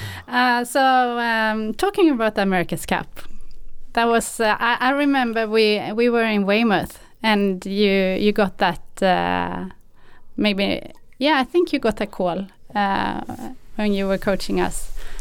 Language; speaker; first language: English; non-native, fluent; Swedish